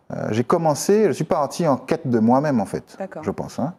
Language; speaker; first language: French; native; French